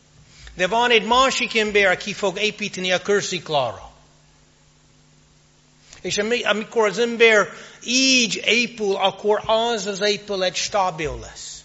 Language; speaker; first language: Hungarian; non-native, fluent; English